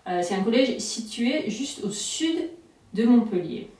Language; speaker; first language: French; non-native, fluent; English